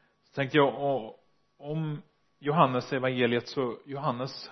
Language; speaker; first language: Swedish; non-native, fluent; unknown